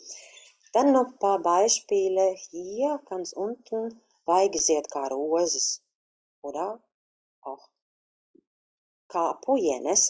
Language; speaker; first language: German; non-native, fluent; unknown